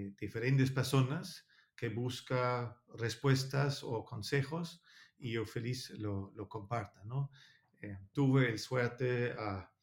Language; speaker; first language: Spanish; non-native, learner; Danish